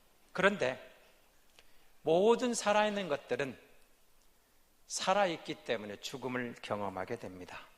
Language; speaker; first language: Korean; native; Korean